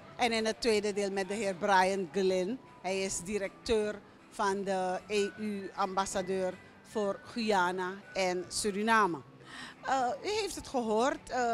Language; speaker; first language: Dutch; native; Dutch